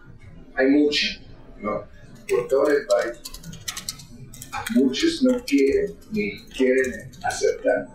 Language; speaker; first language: Spanish; non-native, fluent; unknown